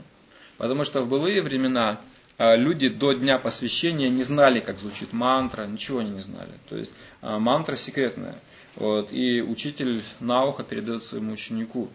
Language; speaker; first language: Russian; native; Russian